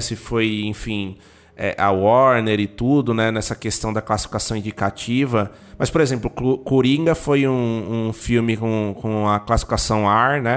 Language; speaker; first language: Portuguese; native; Portuguese